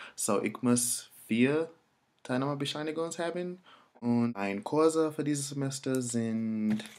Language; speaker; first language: German; non-native, learner; English